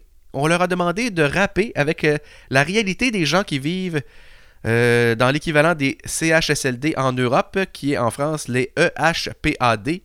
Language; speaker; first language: French; native; French